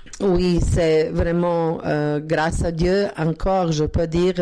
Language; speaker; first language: French; non-native, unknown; Croatian